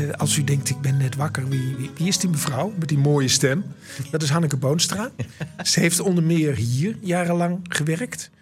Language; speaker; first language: Dutch; native; Dutch